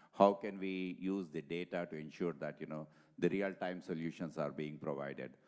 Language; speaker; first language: English; non-native, local second language; Telugu